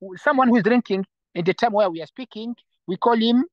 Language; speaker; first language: English; non-native, fluent; Rundi